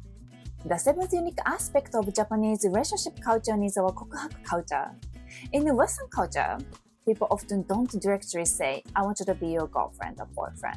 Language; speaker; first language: English; non-native, fluent; Japanese